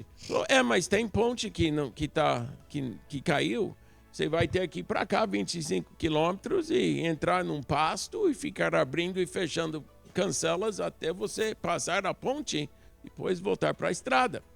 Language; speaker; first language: Portuguese; non-native, local second language; English